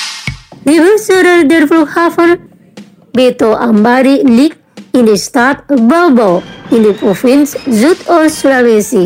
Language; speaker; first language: German; non-native, learner; Indonesian